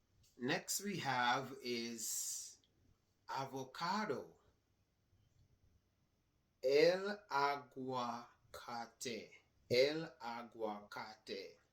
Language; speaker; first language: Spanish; non-native, learner; English